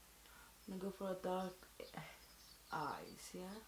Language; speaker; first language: English; non-native, fluent; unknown